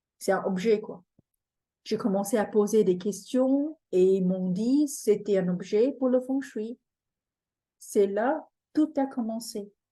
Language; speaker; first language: French; non-native, fluent; English